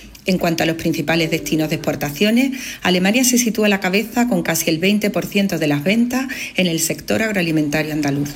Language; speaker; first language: Spanish; native; Spanish